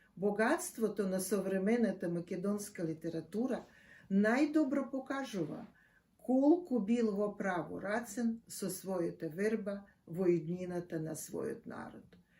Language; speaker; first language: Macedonian; non-native, fluent; Russian